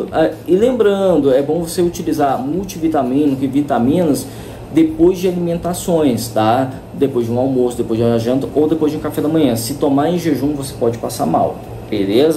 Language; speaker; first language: Portuguese; native; Portuguese